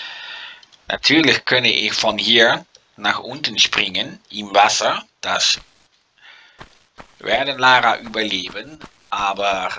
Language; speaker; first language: German; non-native, learner; Dutch